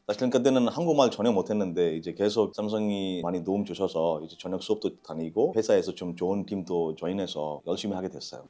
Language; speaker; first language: Korean; non-native, fluent; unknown